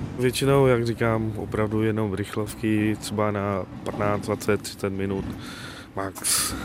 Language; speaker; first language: Czech; non-native, fluent; Vietnamese